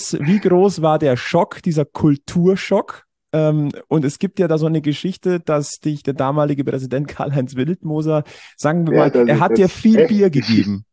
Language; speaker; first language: German; native; German